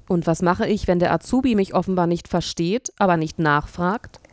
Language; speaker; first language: German; native; German